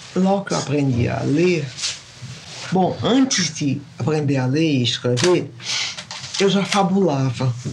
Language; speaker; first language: Portuguese; early bilingual, other home language; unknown